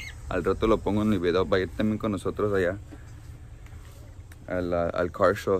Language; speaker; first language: Spanish; early bilingual, heritage; Spanish